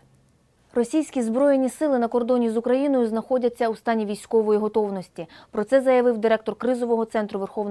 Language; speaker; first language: Ukrainian; native; Ukrainian